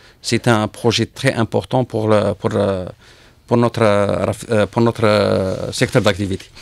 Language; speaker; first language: French; non-native, local second language; Arabic